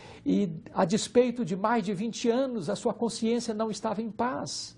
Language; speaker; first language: Portuguese; native; Portuguese